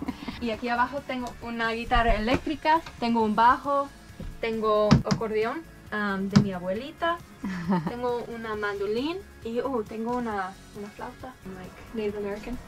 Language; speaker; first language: Spanish; non-native, fluent; English